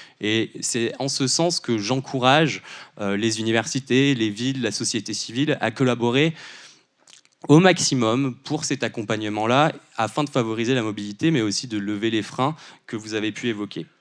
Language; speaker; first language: French; native; French